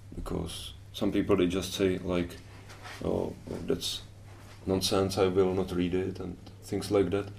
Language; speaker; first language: English; non-native, fluent; Czech